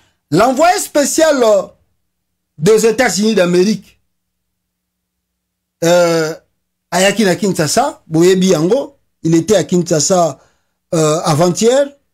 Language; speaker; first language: French; non-native, local second language; Lingala